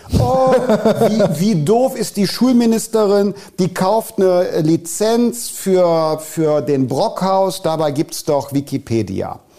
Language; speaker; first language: German; native; German